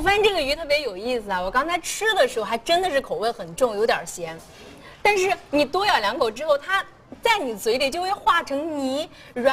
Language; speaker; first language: Chinese; native; Chinese